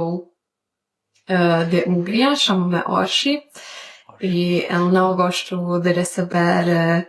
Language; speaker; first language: Portuguese; non-native, learner; Hungarian